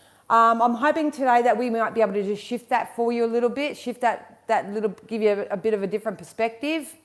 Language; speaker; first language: English; native; English